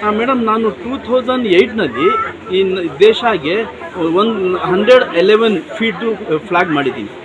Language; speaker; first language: Kannada; non-native, local second language; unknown